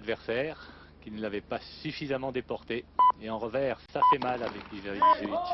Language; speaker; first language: French; native; French